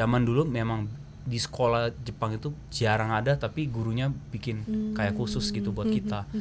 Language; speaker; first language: Indonesian; early bilingual, heritage; Japanese